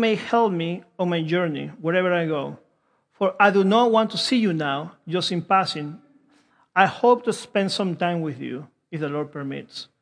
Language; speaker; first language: English; non-native, fluent; Spanish